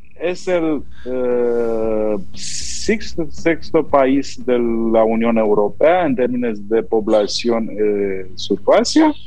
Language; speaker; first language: Spanish; non-native, fluent; Romanian